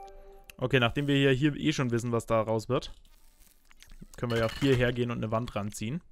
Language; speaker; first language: German; native; German